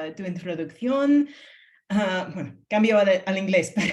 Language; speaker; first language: Spanish; non-native, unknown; English